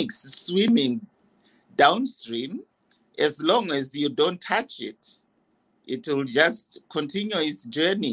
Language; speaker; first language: English; non-native, local second language; Shona